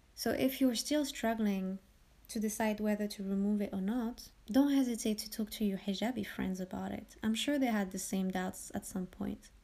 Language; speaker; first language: English; early bilingual, heritage; French